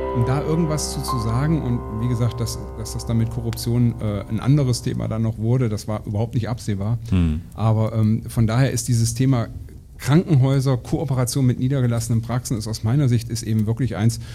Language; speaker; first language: German; native; German